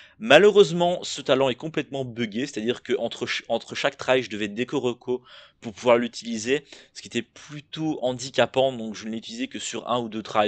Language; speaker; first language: French; native; French